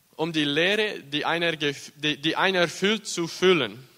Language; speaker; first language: German; early bilingual, heritage; English